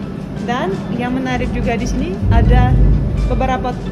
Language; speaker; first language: Indonesian; non-native, fluent; Russian